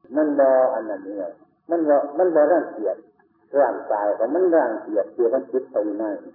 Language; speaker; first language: Thai; native; Thai